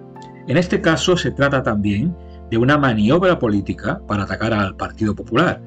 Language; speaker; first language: Spanish; native; Spanish